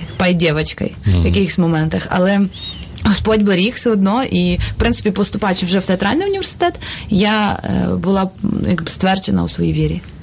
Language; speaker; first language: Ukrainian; non-native, local second language; Russian